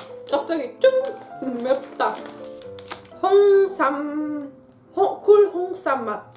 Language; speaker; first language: Korean; non-native, fluent; Dutch